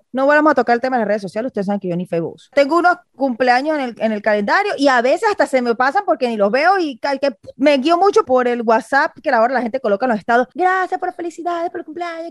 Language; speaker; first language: Spanish; native; Spanish